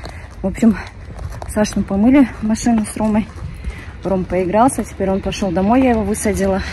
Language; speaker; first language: Russian; native; Russian